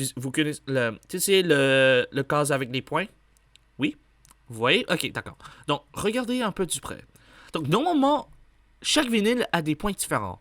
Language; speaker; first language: French; native; French